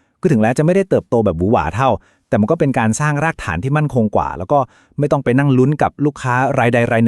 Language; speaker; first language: Thai; native; Thai